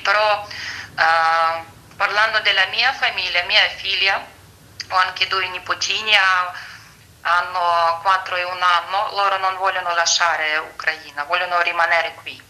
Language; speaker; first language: Italian; non-native, fluent; Ukrainian